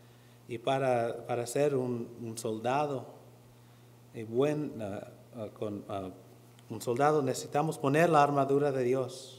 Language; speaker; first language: Spanish; non-native, learner; English